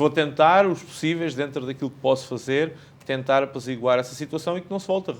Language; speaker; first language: Portuguese; native; Portuguese